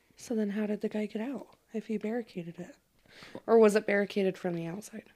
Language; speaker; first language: English; native; English